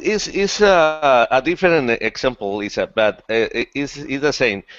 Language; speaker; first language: English; non-native, learner; Spanish